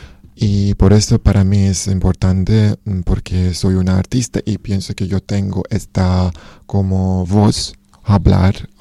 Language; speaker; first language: Spanish; non-native, learner; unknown